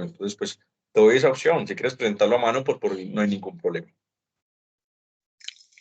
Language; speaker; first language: Spanish; native; Spanish